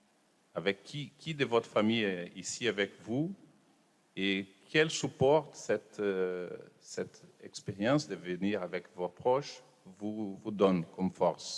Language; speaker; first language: French; non-native, fluent; Portuguese